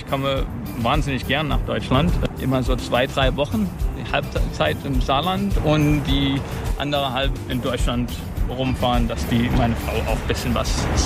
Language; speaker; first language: German; native; German